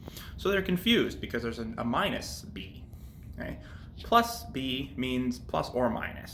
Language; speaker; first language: English; native; English